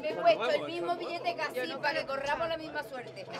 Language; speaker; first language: Spanish; native; Spanish